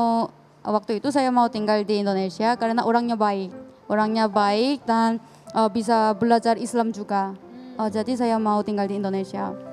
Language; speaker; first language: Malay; non-native, learner; Korean